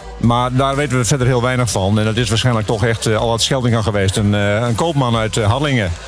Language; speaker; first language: Dutch; native; Dutch